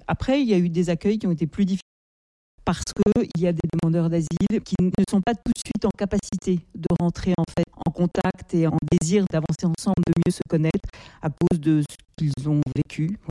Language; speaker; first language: French; native; French